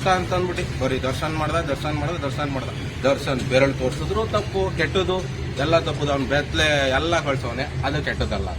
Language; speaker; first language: Kannada; native; Kannada